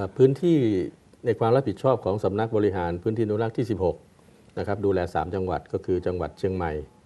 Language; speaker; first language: Thai; native; Thai